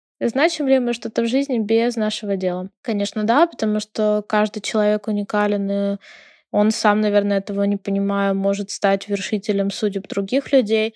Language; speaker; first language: Russian; non-native, local second language; Ukrainian